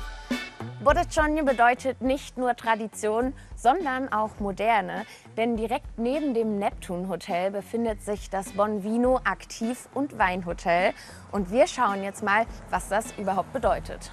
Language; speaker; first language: German; native; German